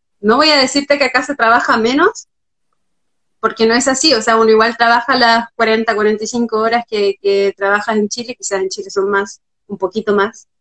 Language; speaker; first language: Spanish; native; Spanish